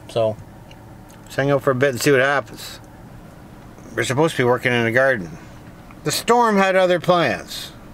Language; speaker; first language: English; native; English